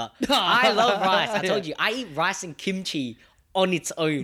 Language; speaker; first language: English; non-native, local second language; Vietnamese